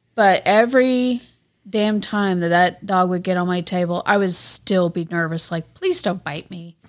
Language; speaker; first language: English; native; English